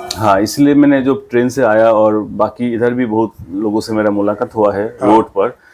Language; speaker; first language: Hindi; non-native, local second language; Bangla